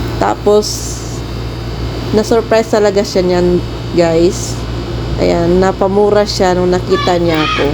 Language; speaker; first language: Filipino; non-native, local second language; Cebuano